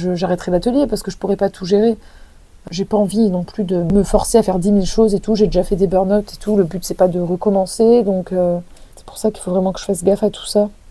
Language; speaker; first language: French; native; French